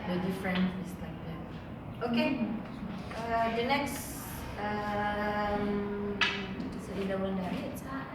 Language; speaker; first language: English; non-native, learner; Indonesian